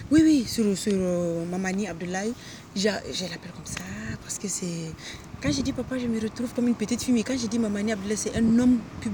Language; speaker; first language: French; non-native, local second language; Hausa